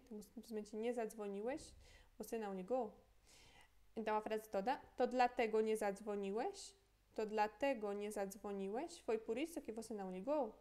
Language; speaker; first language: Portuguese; non-native, fluent; Polish